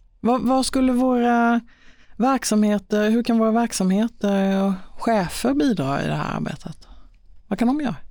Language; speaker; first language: Swedish; native; Swedish